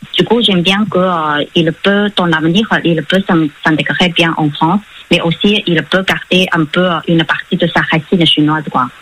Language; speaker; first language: French; non-native, fluent; Chinese